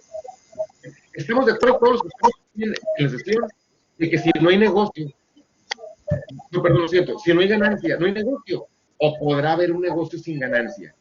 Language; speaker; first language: Spanish; native; Spanish